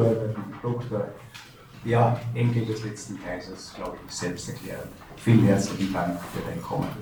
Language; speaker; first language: German; native; German